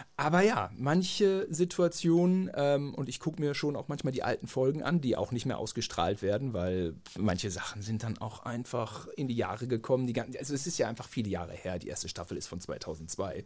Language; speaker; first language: German; native; German